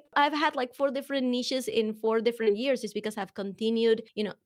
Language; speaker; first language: English; non-native, fluent; Spanish